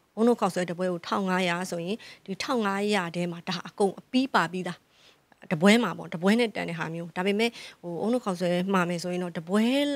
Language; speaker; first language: Burmese; native; Burmese